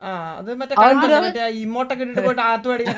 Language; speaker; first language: Malayalam; native; Malayalam